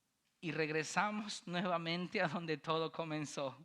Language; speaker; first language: Spanish; native; Spanish